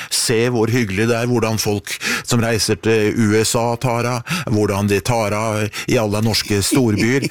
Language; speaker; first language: Norwegian; native; Norwegian